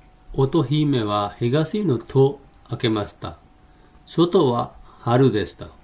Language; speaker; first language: Japanese; non-native, fluent; Hindi